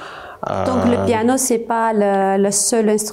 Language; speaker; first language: French; non-native, fluent; Armenian